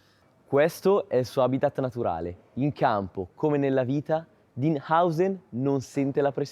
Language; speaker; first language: Italian; native; Italian